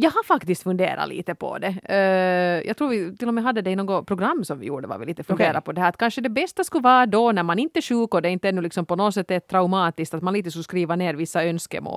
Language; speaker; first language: Swedish; native; Swedish